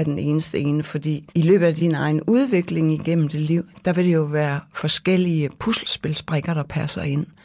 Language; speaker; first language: Danish; native; Danish